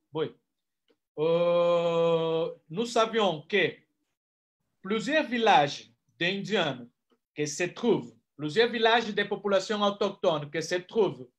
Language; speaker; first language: French; non-native, fluent; Portuguese